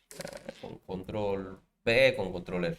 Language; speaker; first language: Spanish; native; Spanish